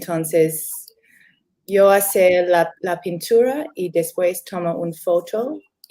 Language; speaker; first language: Spanish; non-native, learner; English